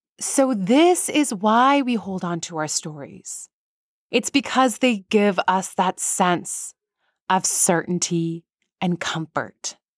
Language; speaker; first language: English; early bilingual, other home language; Persian